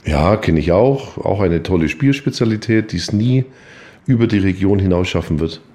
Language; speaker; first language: German; native; German